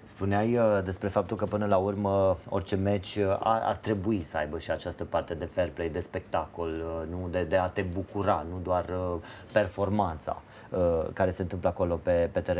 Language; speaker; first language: Romanian; native; Romanian